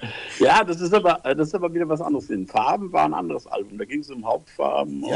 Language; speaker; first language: German; native; German